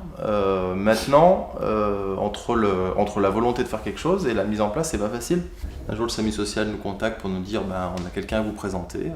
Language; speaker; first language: French; native; French